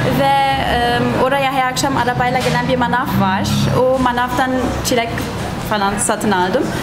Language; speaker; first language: Turkish; non-native, fluent; German